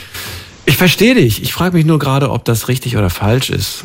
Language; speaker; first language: German; native; German